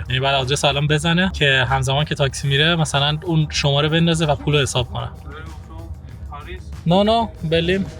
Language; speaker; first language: Persian; native; Persian